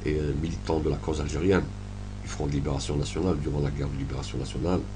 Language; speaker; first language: French; non-native, local second language; Arabic